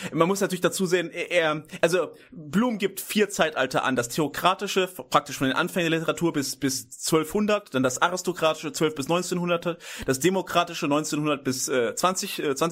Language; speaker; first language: German; native; German